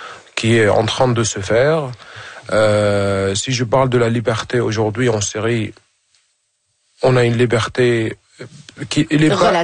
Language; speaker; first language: French; non-native, fluent; Arabic